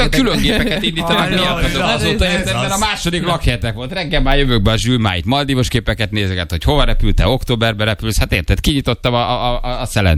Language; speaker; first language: Hungarian; native; Hungarian